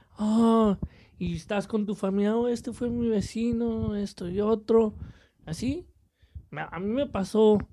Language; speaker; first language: Spanish; native; Spanish